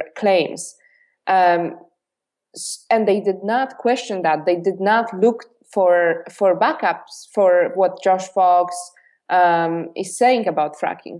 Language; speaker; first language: English; non-native, fluent; Polish